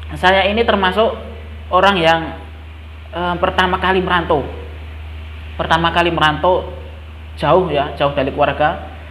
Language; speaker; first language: Indonesian; non-native, local second language; Javanese